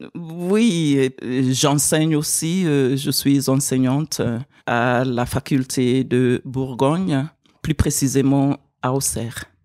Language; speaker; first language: French; non-native, fluent; English